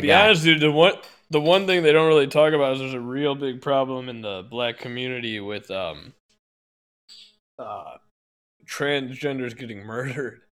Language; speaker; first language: English; native; English